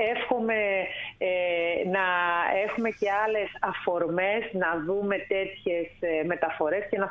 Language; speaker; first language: Greek; native; Greek